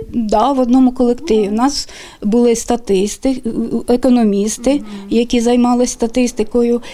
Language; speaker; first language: Ukrainian; native; Ukrainian